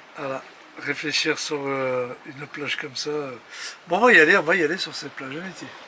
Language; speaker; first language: French; native; French